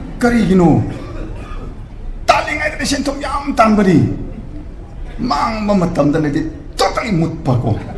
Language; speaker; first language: Manipuri; non-native, local second language; Tangkhul Naga (India)